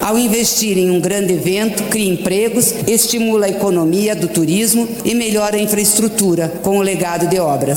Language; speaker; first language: Portuguese; native; Portuguese